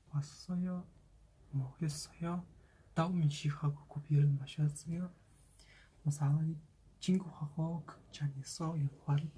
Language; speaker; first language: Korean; non-native, fluent; Kazakh